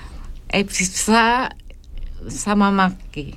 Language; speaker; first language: French; non-native, learner; Filipino